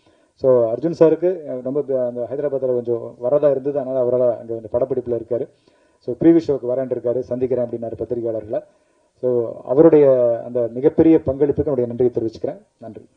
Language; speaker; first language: Tamil; native; Tamil